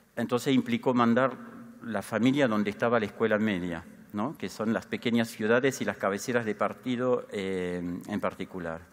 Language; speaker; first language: Spanish; non-native, fluent; French